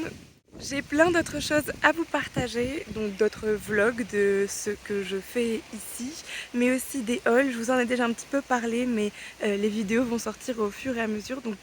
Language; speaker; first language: French; native; French